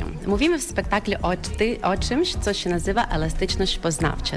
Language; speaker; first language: Polish; non-native, fluent; Ukrainian